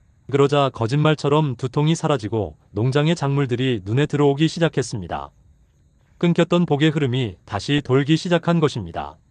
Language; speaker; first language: Korean; native; Korean